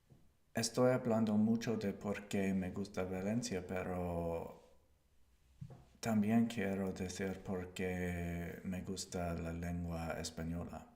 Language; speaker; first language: Spanish; non-native, learner; English